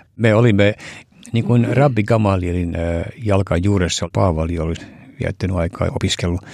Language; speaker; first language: Finnish; early bilingual, heritage; Finnish